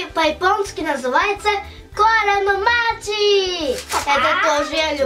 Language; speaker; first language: Russian; early bilingual, heritage; Russian